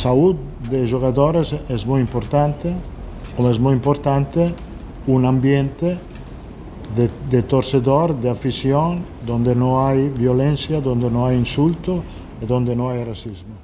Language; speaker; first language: Portuguese; non-native, learner; Italian